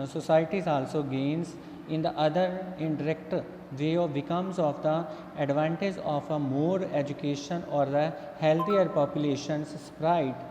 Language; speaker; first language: English; non-native, local second language; Punjabi